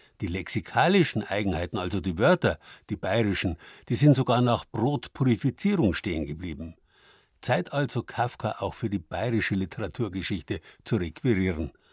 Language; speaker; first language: German; native; German